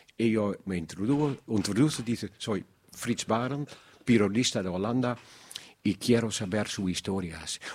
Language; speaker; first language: Spanish; non-native, learner; Dutch